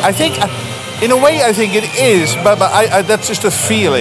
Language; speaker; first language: English; non-native, fluent; Dutch